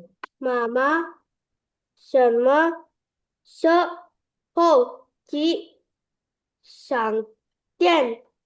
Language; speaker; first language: Chinese; non-native, learner; Indonesian